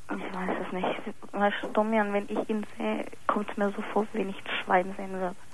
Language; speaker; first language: German; early bilingual, other home language; Turkish